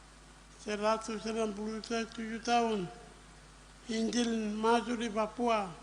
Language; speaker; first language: Indonesian; non-native, local second language; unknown